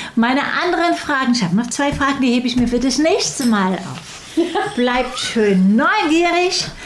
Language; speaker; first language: German; native; German